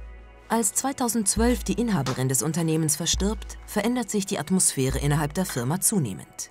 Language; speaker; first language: German; native; German